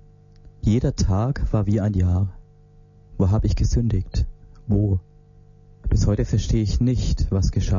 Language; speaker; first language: German; native; German